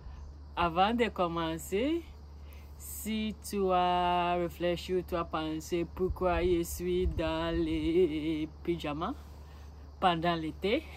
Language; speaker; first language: French; non-native, learner; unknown